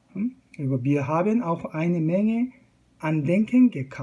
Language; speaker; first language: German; non-native, fluent; Korean